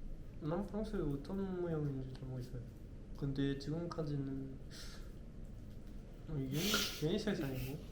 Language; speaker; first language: Korean; non-native, learner; French